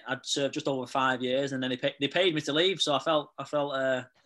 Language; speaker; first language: English; native; English